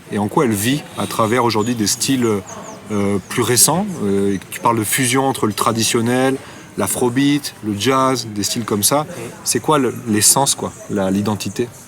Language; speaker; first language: French; native; French